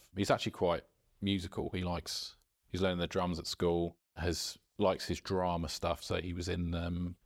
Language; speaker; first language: English; native; English